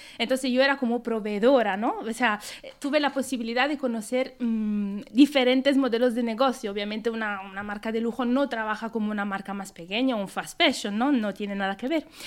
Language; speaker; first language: Spanish; non-native, fluent; Italian